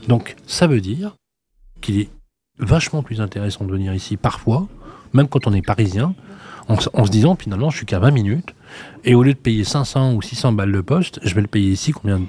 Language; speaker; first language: French; native; French